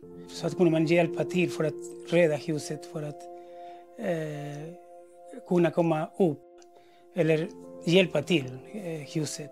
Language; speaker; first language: Swedish; non-native, fluent; Spanish